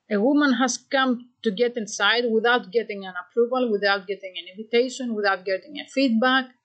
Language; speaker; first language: English; non-native, fluent; Greek